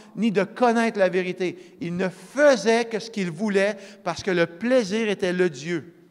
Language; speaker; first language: French; native; French